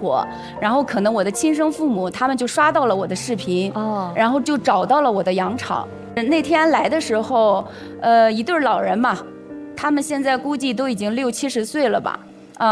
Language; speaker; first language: Chinese; native; Chinese